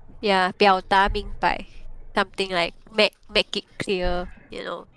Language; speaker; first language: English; non-native, local second language; Chinese